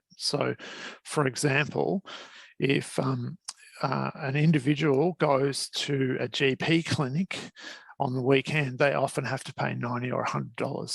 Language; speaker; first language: English; native; English